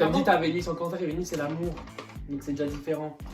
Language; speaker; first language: French; native; French